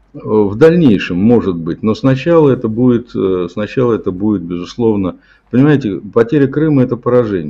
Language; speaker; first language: Russian; native; Russian